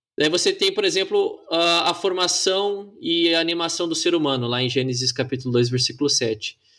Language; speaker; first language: Portuguese; native; Portuguese